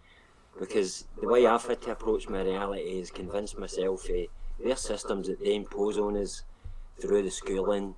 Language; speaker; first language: English; native; English